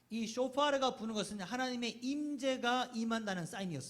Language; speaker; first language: Korean; native; Korean